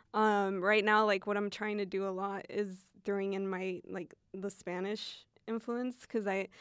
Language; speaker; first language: English; early bilingual, other home language; Spanish